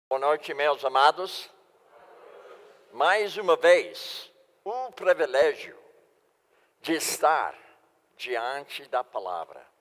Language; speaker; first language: Portuguese; non-native, fluent; English